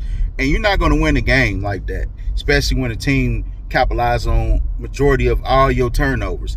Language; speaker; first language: English; native; English